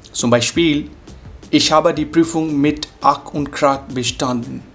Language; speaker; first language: German; non-native, fluent; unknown